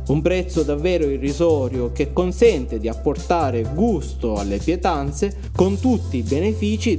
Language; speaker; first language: Italian; native; Italian